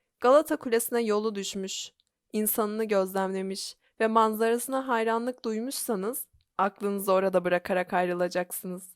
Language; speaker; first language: Turkish; native; Turkish